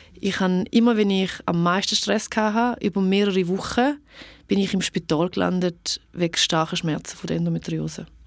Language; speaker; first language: German; early bilingual, other home language; Albanian